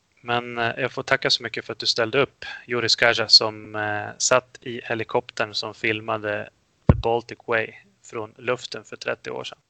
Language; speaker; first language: Swedish; early bilingual, other home language; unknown